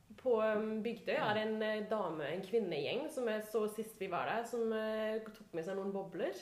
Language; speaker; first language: Norwegian; non-native, fluent; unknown